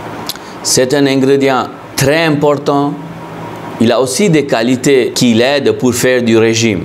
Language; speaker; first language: French; non-native, fluent; Hindi